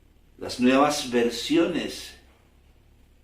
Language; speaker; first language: Spanish; native; Spanish